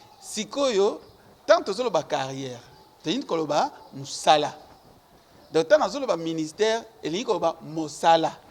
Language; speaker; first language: Lingala; native; Lingala